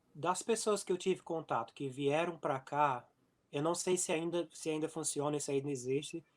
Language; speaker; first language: Portuguese; native; Portuguese